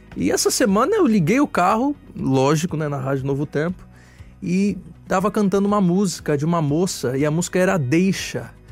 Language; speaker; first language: Portuguese; native; Portuguese